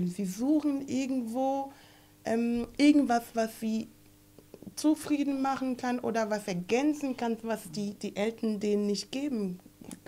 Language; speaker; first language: German; non-native, fluent; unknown